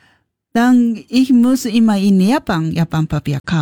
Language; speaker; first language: German; non-native, learner; Japanese